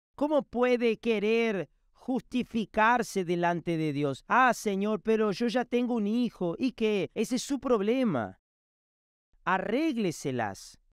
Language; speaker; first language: Spanish; non-native, fluent; Portuguese